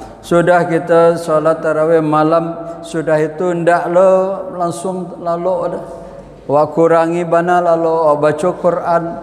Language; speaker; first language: Malay; non-native, local second language; Minangkabau